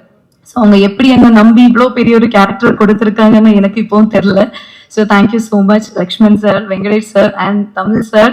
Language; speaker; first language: Tamil; non-native, fluent; Malayalam